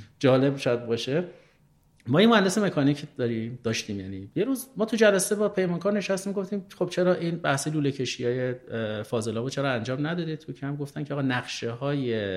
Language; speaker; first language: Persian; native; Persian